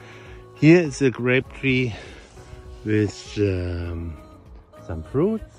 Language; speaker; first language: English; non-native, learner; German